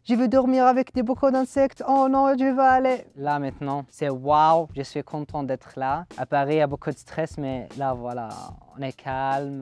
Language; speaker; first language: French; non-native, learner; Arabic